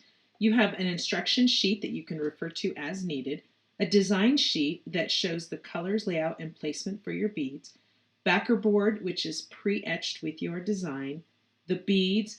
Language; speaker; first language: English; native; English